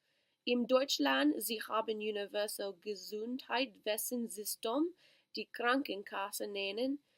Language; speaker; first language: German; non-native, learner; English